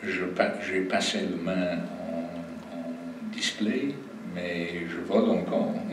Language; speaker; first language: French; non-native, fluent; English